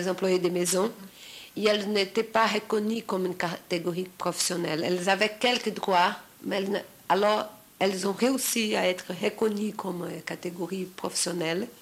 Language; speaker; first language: French; non-native, fluent; Portuguese